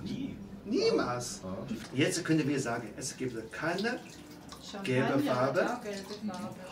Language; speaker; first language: German; non-native, fluent; Chinese